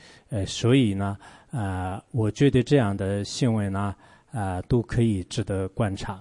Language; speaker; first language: Chinese; non-native, local second language; Tibetan